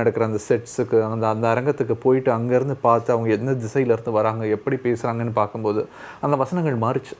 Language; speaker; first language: Tamil; native; Tamil